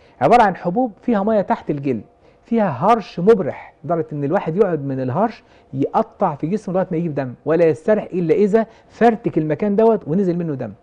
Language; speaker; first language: Arabic; native; Arabic